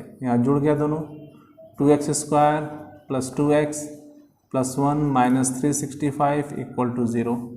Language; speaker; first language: Hindi; native; Hindi